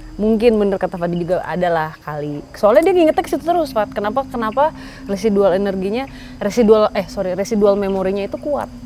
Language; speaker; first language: Indonesian; native; Indonesian